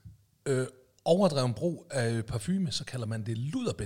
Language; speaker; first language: Danish; native; Danish